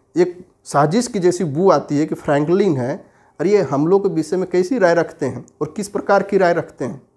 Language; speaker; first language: Hindi; native; Hindi